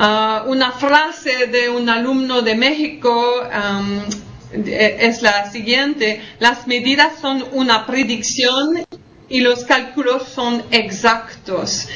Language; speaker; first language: Spanish; non-native, fluent; French